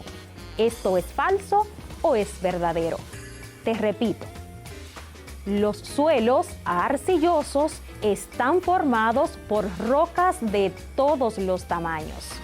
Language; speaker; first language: Spanish; native; Spanish